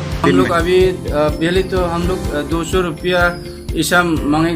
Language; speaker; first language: Hindi; non-native, local second language; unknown